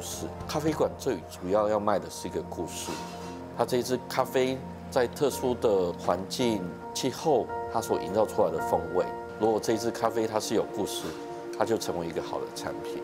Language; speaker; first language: Chinese; native; Chinese